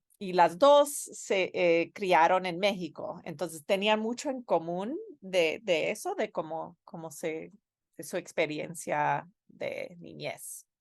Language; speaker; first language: Spanish; non-native, fluent; English